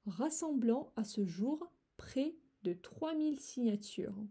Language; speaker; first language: French; non-native, fluent; Russian